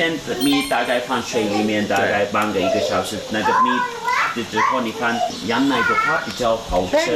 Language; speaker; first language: Chinese; non-native, fluent; Turkish